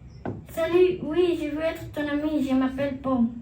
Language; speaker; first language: French; non-native, learner; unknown